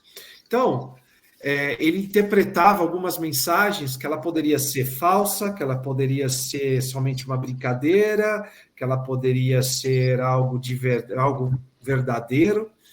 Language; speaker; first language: Portuguese; native; Portuguese